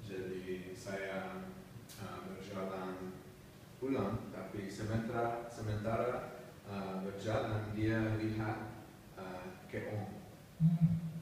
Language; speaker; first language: Indonesian; non-native, learner; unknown